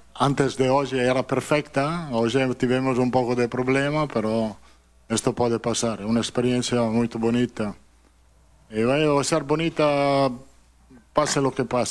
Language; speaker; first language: Portuguese; non-native, learner; Italian